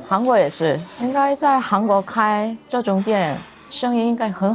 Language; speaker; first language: Chinese; non-native, fluent; Korean